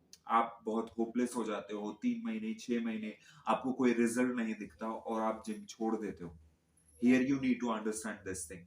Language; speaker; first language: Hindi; native; Hindi